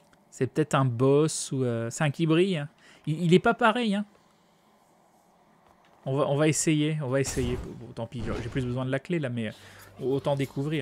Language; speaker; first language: French; native; French